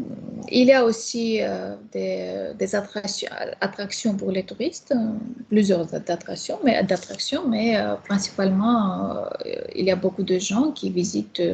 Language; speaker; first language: French; non-native, fluent; Armenian